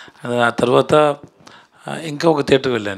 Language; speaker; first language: Telugu; non-native, learner; Tamil